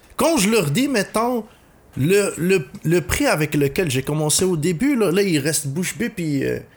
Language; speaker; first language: French; non-native, local second language; Arabic